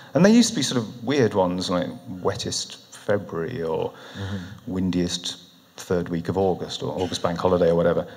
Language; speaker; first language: English; native; English